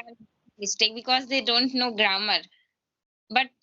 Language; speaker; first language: English; non-native, learner; Hindi